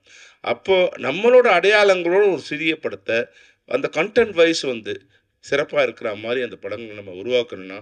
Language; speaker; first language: Tamil; native; Tamil